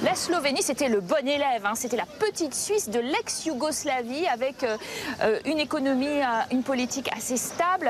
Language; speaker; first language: French; native; French